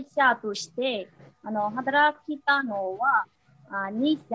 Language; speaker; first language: Japanese; non-native, learner; Burmese